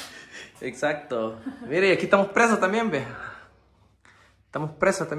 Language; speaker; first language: Spanish; native; Spanish